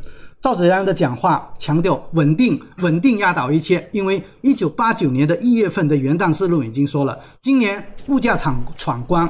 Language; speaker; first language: Chinese; native; Chinese